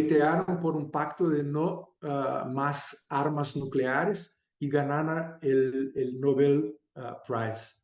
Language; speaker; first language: Spanish; non-native, fluent; Portuguese